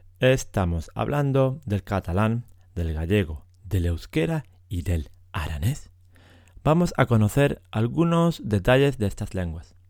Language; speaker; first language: Spanish; native; Spanish